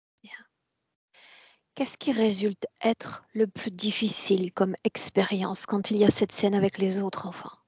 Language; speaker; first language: French; native; French